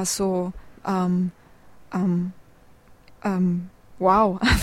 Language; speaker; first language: German; early bilingual, other home language; Polish